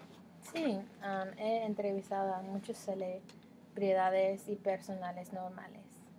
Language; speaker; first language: Spanish; non-native, learner; English